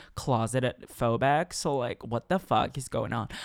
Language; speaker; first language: English; non-native, fluent; Chinese